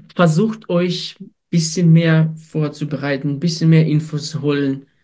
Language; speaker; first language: German; non-native, fluent; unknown